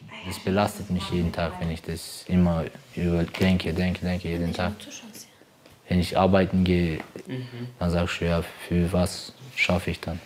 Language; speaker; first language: German; non-native, fluent; Turkish